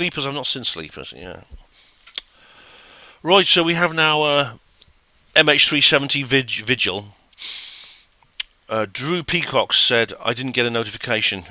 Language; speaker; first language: English; native; English